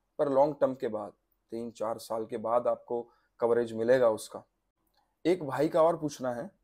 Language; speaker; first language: Hindi; non-native, local second language; Gujarati